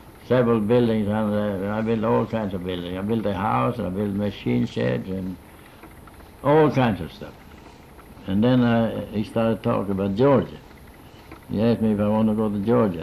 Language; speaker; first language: English; non-native, fluent; Swedish